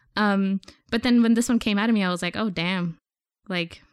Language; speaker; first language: English; early bilingual, other home language; Urdu